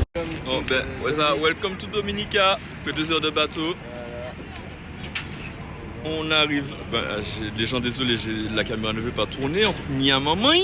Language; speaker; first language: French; native; French